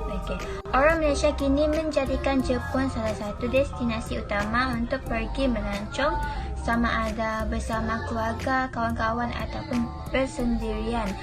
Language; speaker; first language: Malay; native; Malay